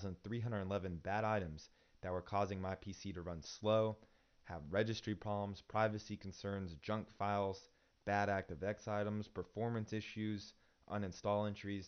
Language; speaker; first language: English; native; English